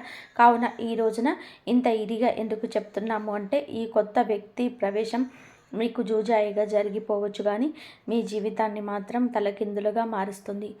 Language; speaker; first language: Telugu; native; Telugu